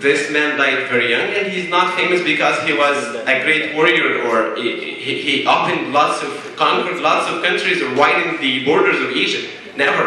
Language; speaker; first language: English; non-native, fluent; Arabic